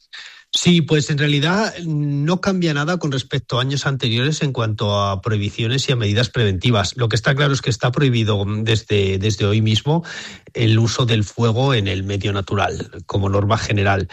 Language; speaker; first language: Spanish; native; Spanish